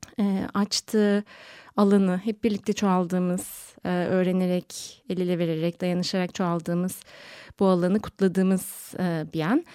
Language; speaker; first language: Turkish; native; Turkish